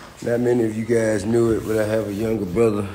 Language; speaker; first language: English; native; English